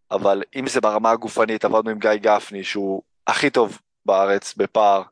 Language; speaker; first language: Hebrew; early bilingual, other home language; English